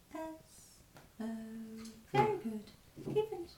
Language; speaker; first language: English; native; English